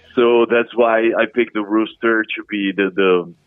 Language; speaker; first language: English; non-native, fluent; Portuguese